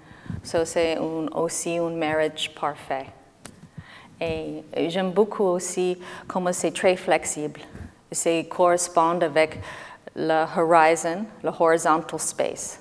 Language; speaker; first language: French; non-native, learner; English